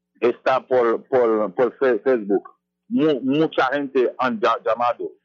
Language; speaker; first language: Spanish; non-native, fluent; Haitian Creole